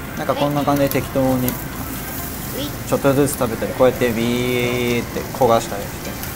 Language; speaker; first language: Japanese; native; Japanese